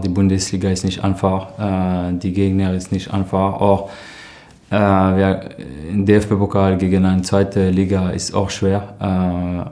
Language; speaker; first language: German; non-native, learner; French